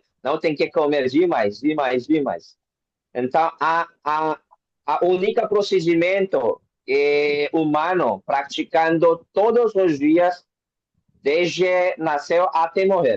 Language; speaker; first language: Portuguese; non-native, learner; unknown